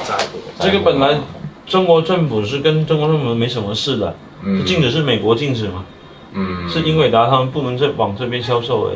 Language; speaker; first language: Chinese; native; Chinese